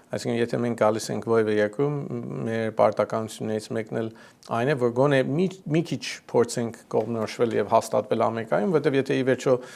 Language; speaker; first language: Armenian; early bilingual, heritage; Armenian